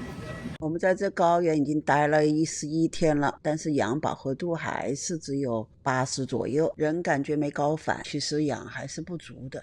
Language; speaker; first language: Chinese; native; Chinese